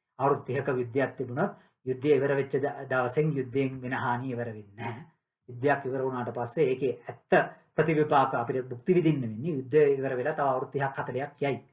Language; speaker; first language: Sinhala; non-native, local second language; Tamil